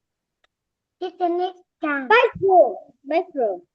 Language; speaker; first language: English; non-native, learner; Vietnamese